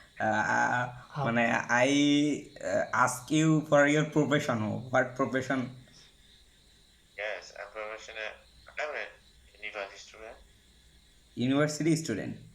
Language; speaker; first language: English; non-native, learner; Bangla